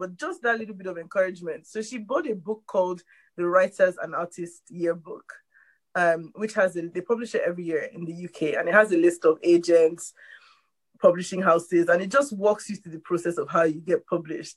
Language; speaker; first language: English; non-native, local second language; Yoruba